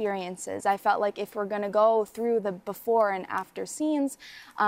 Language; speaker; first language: English; native; English